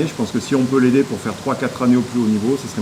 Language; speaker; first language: French; native; French